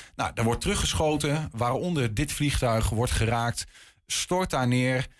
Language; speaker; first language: Dutch; native; Dutch